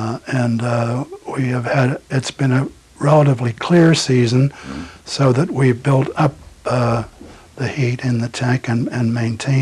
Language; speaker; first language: English; native; English